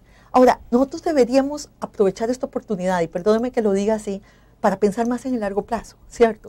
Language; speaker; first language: Spanish; native; Spanish